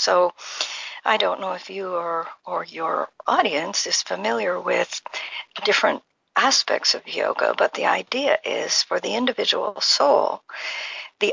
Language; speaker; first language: English; native; English